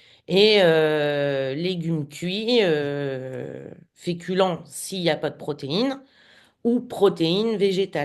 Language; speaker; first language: French; native; French